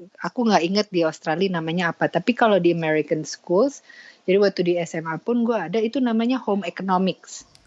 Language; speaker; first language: Indonesian; early bilingual, other home language; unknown